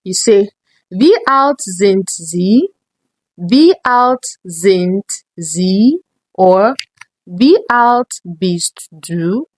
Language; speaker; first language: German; non-native, learner; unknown